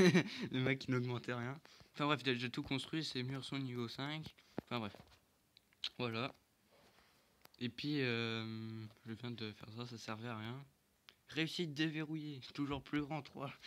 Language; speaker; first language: French; native; French